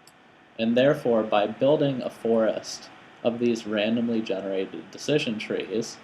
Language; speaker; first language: English; native; English